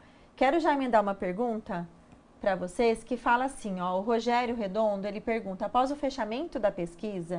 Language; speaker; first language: Portuguese; native; Portuguese